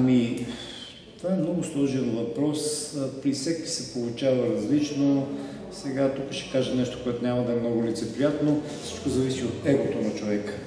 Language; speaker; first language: Bulgarian; native; Bulgarian